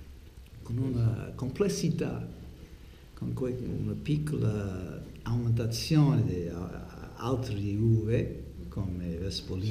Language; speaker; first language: Italian; non-native, learner; English